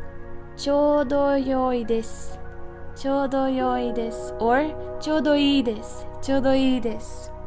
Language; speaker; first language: Japanese; non-native, fluent; English